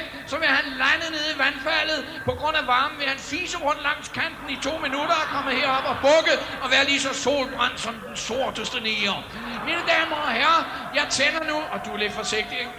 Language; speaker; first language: Danish; native; Danish